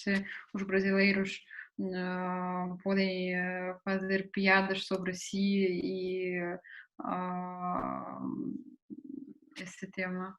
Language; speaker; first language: Portuguese; non-native, fluent; Russian